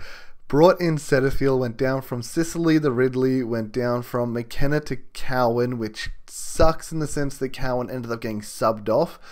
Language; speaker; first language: English; native; English